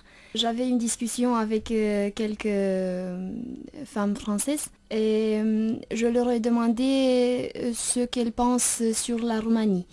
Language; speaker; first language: French; non-native, fluent; Romanian